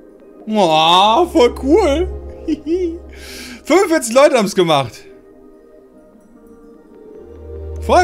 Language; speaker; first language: German; native; German